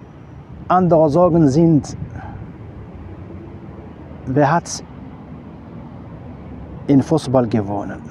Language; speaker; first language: German; non-native, fluent; Arabic